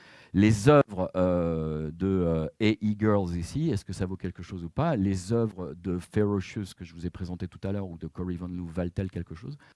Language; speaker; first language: French; native; French